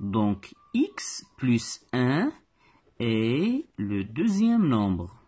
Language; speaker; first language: French; non-native, local second language; Arabic